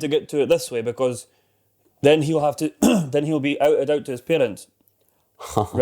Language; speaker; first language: English; native; English